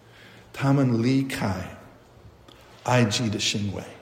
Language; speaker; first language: Chinese; non-native, fluent; English